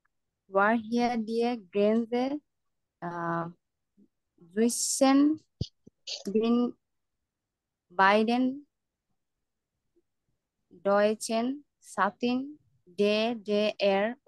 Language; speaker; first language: German; non-native, learner; Bangla